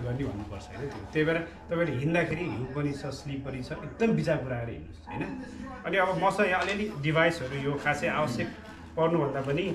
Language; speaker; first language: Nepali; native; Nepali